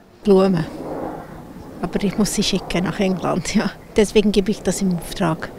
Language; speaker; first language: German; non-native, learner; English